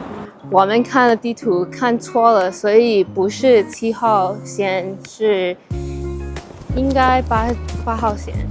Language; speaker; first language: Chinese; non-native, learner; English